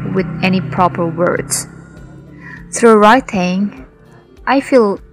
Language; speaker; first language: English; non-native, fluent; Indonesian